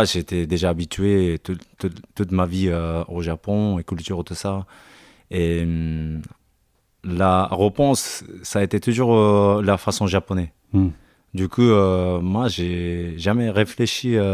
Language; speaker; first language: French; non-native, learner; Japanese